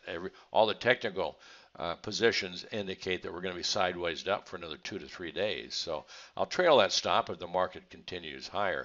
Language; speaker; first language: English; native; English